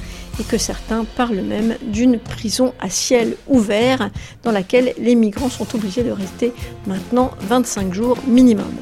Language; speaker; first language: French; native; French